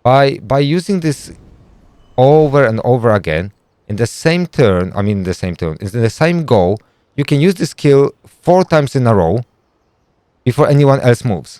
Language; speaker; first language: English; non-native, fluent; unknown